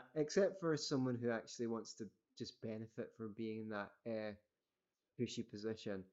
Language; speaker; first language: English; native; English